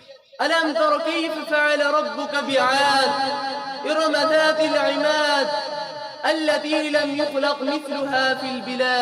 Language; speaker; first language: Arabic; non-native, fluent; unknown